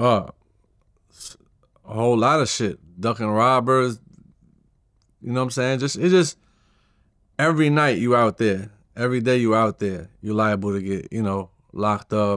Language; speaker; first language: English; native; English